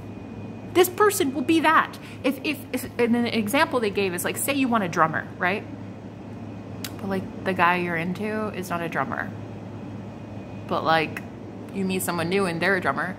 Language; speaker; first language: English; native; English